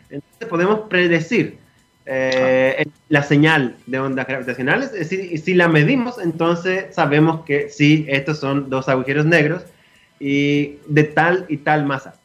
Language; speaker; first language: Spanish; non-native, fluent; Greek